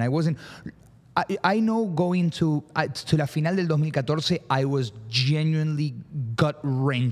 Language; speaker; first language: English; early bilingual, other home language; Spanish